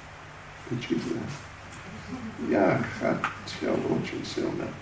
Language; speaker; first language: Russian; non-native, learner; English